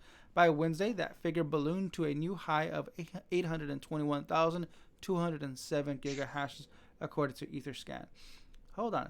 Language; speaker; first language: English; native; English